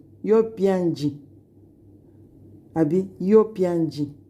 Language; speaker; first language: Italian; non-native, learner; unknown